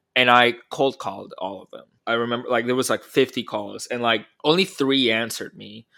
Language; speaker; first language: English; early bilingual, other home language; Spanish